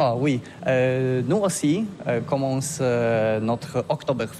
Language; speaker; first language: French; non-native, learner; Polish